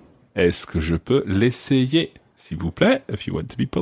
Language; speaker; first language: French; non-native, fluent; English